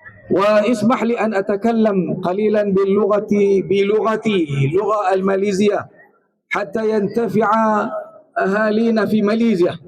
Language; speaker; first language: Arabic; non-native, fluent; Malay